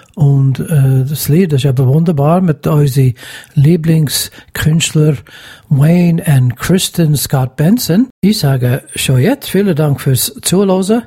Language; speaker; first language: German; native; German